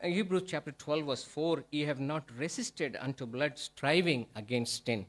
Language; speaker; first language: English; non-native, local second language; Telugu